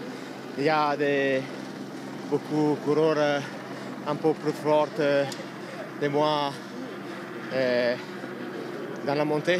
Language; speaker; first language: French; non-native, learner; Italian